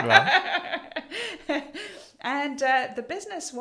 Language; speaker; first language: English; non-native, fluent; French